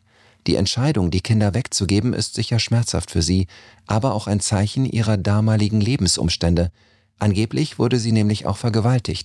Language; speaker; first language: German; native; German